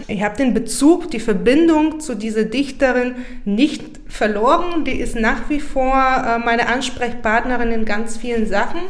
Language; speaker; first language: German; non-native, fluent; Bulgarian